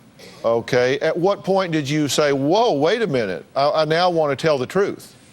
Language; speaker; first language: English; native; English